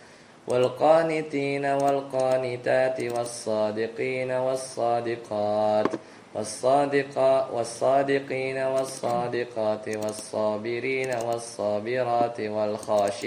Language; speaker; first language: Arabic; non-native, fluent; Indonesian